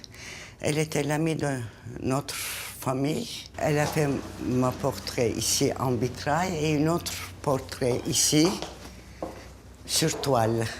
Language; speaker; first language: French; non-native, fluent; Turkish